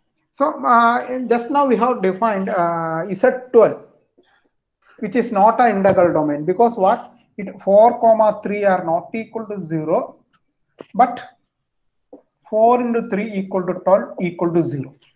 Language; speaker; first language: English; non-native, local second language; Malayalam